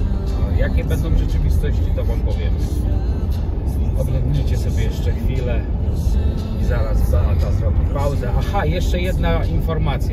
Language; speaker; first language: Polish; native; Polish